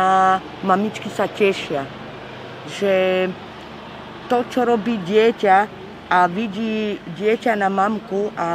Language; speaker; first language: Slovak; non-native, local second language; Romany